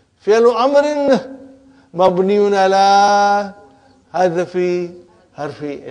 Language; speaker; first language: Arabic; non-native, fluent; English